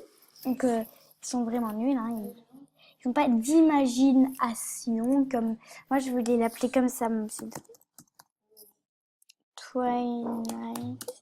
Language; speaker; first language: French; native; French